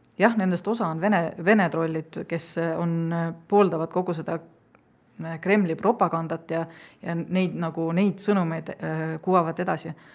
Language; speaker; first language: Estonian; native; Estonian